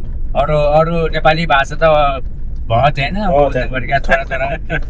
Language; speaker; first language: Hindi; non-native, learner; Nepali